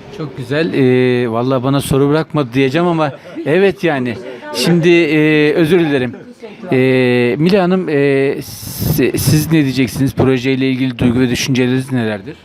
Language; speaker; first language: Turkish; native; Turkish